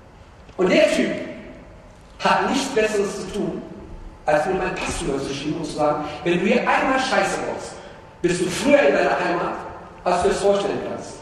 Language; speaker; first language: German; early bilingual, other home language; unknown